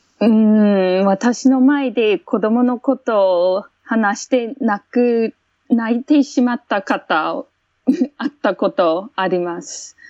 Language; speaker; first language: Japanese; non-native, fluent; English